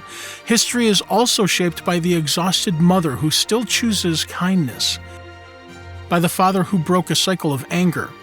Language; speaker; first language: English; native; English